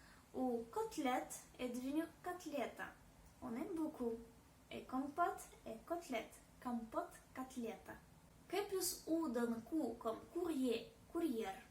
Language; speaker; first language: French; non-native, fluent; Russian